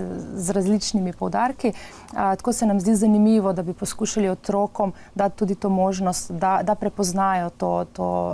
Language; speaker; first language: Slovenian; native; Slovenian